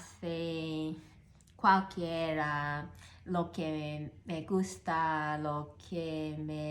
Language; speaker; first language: Spanish; non-native, learner; Cantonese